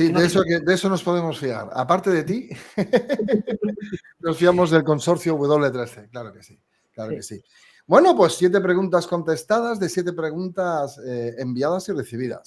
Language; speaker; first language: Spanish; native; Spanish